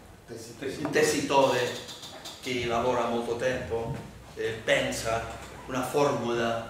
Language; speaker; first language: Italian; non-native, learner; Spanish